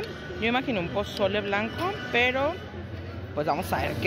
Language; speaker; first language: Spanish; native; Spanish